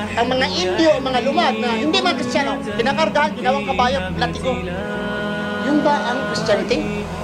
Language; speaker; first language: Filipino; non-native, local second language; Cebuano